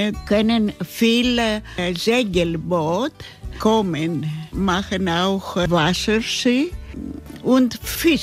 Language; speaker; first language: German; non-native, learner; Greek